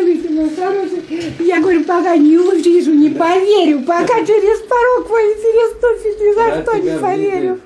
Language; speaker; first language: Russian; native; Russian